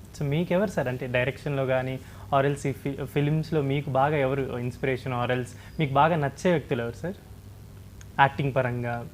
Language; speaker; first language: Telugu; native; Telugu